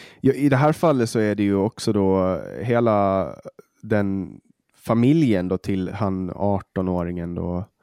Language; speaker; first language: Swedish; native; Swedish